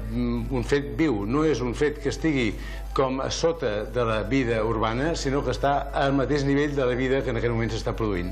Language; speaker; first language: Catalan; native; Catalan